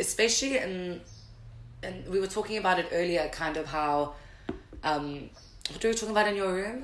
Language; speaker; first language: English; native; English